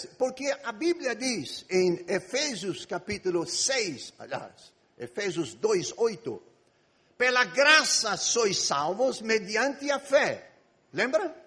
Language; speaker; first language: Portuguese; non-native, fluent; Greek